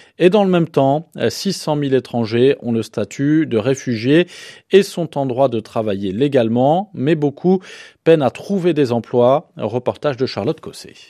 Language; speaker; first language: French; native; French